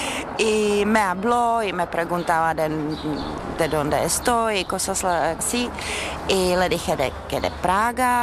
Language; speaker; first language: Spanish; non-native, learner; Czech